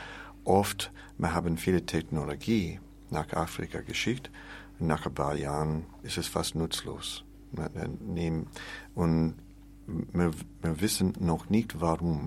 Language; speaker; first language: German; non-native, learner; English